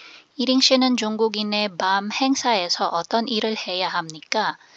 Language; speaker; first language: Korean; non-native, fluent; Filipino